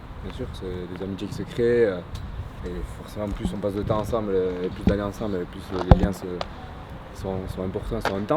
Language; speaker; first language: French; native; French